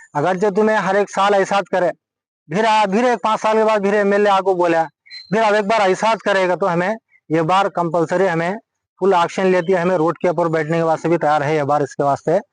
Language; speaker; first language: Hindi; non-native, local second language; Urdu